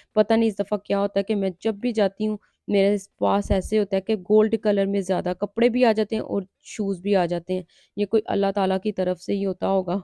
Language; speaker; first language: Urdu; non-native, local second language; Punjabi